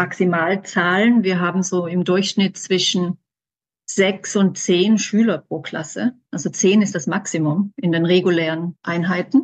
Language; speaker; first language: German; native; German